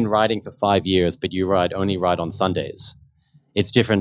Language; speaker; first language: English; native; English